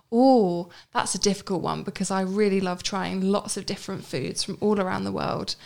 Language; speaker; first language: English; native; English